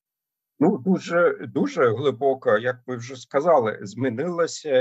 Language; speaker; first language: Ukrainian; non-native, fluent; German